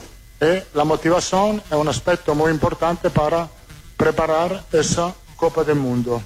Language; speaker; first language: Portuguese; non-native, fluent; Italian